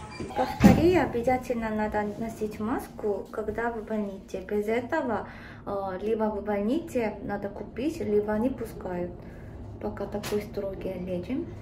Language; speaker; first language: Russian; non-native, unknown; Korean